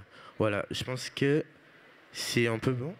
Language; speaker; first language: French; non-native, fluent; Portuguese